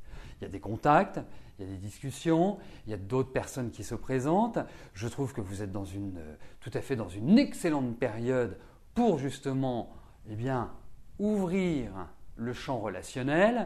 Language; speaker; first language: French; native; French